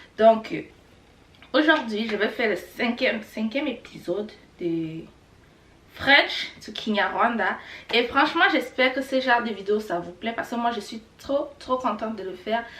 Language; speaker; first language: French; non-native, local second language; Kinyarwanda